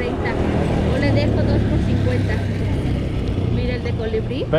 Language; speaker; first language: Spanish; native; Spanish